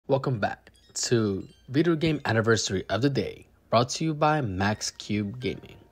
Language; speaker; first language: English; native; English